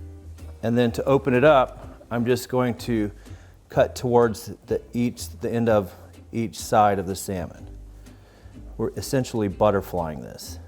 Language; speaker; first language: English; native; English